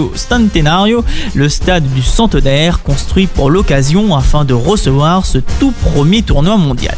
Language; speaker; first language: French; native; French